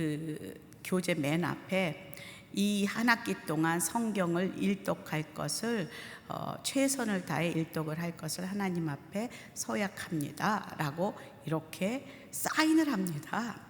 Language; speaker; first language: Korean; native; Korean